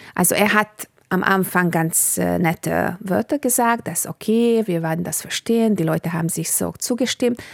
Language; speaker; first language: German; non-native, fluent; Hungarian